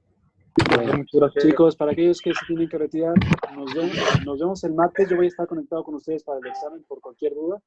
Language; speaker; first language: Spanish; native; Spanish